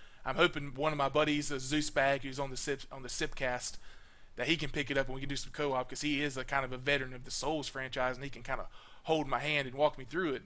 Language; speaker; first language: English; native; English